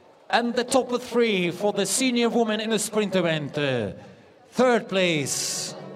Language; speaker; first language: English; non-native, fluent; Latvian